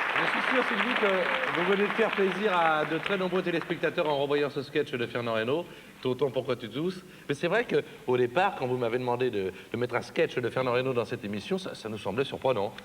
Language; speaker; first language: French; native; French